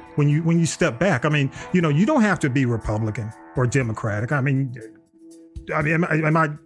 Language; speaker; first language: English; native; English